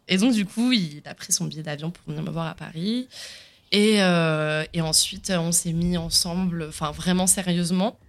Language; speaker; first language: French; early bilingual, other home language; Swiss German